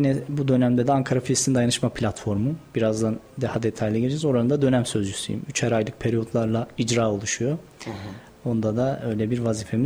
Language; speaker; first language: Turkish; native; Turkish